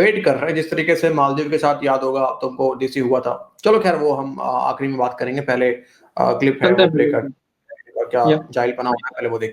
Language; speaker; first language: Hindi; native; Hindi